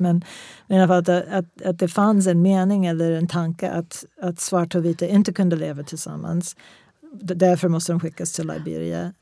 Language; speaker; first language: Swedish; non-native, fluent; English